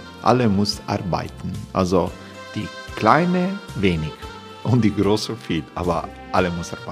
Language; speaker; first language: German; non-native, fluent; Croatian